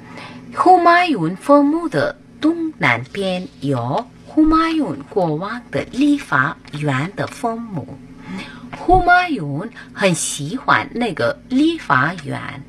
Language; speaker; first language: Chinese; non-native, learner; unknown